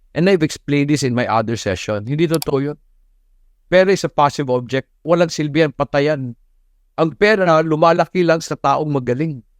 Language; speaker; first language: Filipino; non-native, local second language; Cebuano